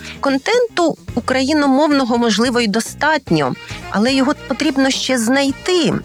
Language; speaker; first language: Ukrainian; native; Ukrainian